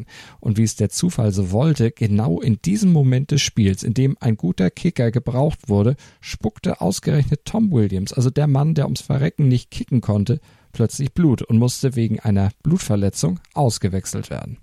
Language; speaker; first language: German; native; German